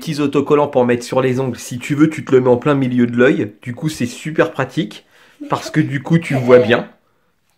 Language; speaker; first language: French; native; French